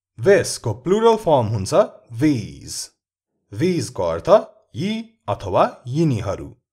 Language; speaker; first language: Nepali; native; Nepali